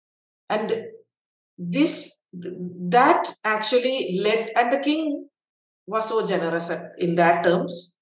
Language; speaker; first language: English; non-native, local second language; Malayalam